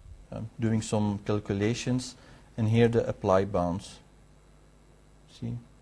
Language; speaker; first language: English; non-native, fluent; Dutch